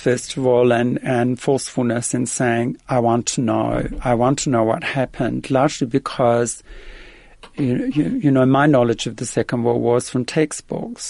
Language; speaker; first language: English; early bilingual, other home language; Dutch